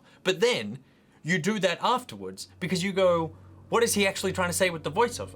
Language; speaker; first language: English; native; English